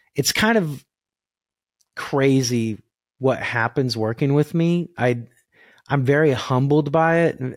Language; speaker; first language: English; native; English